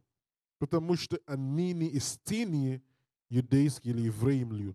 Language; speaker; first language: Russian; non-native, learner; English